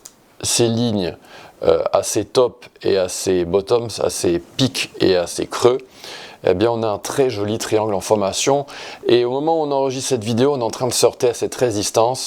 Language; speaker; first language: French; native; French